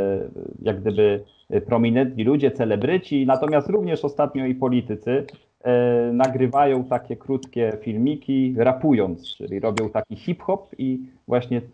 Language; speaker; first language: Polish; native; Polish